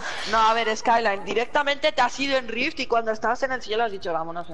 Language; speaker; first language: Spanish; native; Spanish